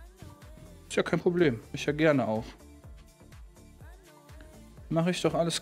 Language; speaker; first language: German; native; German